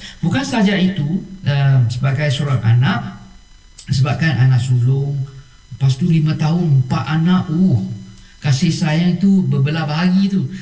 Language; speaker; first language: Malay; non-native, local second language; Chinese